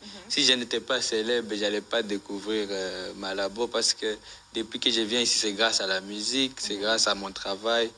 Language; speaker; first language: French; non-native, local second language; Swahili